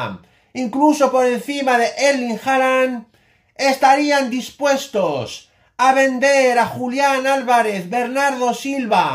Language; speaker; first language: Spanish; native; Spanish